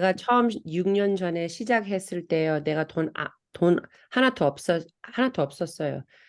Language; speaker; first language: Korean; early bilingual, heritage; Korean